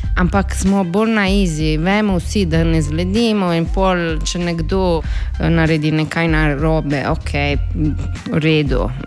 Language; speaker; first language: Slovenian; non-native, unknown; Italian